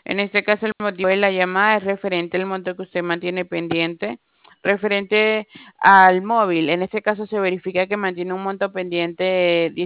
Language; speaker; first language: Spanish; native; Spanish